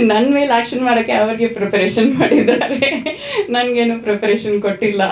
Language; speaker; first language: Kannada; non-native, fluent; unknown